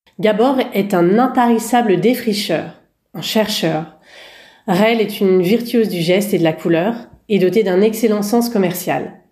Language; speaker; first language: French; native; French